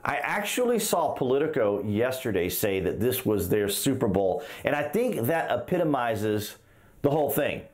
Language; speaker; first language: English; native; English